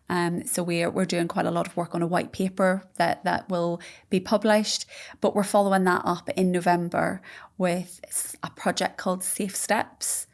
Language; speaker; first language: English; native; English